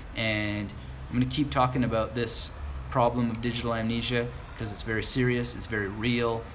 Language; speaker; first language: English; native; English